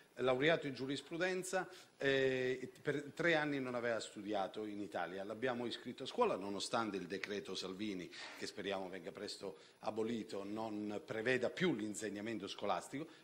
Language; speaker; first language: Italian; native; Italian